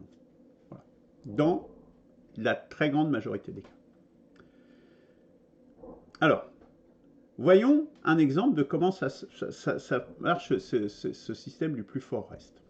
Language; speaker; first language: French; native; French